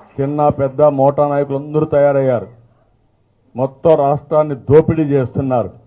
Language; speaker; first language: Telugu; native; Telugu